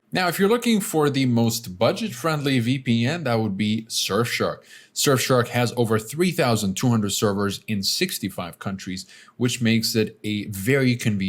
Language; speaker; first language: English; native; English